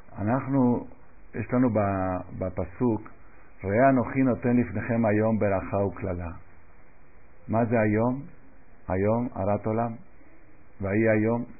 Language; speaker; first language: Hebrew; non-native, fluent; Spanish